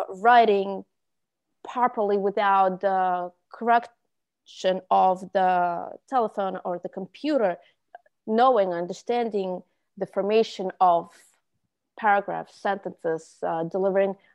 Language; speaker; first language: English; non-native, fluent; Russian